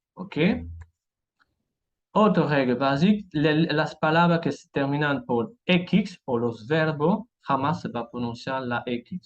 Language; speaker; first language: Spanish; non-native, fluent; French